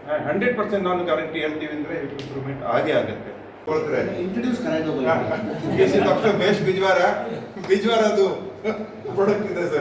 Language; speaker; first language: Kannada; non-native, local second language; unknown